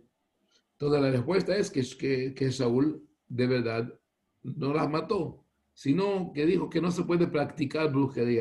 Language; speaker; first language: Spanish; non-native, fluent; Hebrew